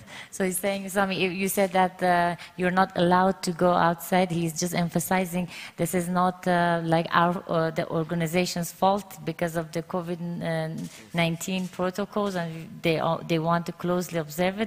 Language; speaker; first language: English; non-native, fluent; Persian